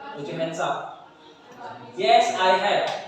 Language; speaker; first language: English; non-native, learner; Indonesian